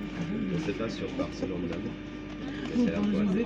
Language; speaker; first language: French; early bilingual, heritage; English